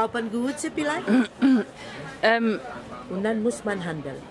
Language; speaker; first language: German; non-native, learner; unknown